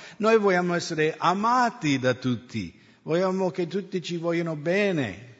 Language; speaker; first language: Italian; non-native, fluent; English